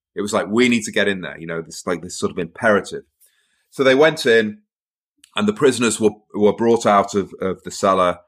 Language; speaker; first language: English; native; English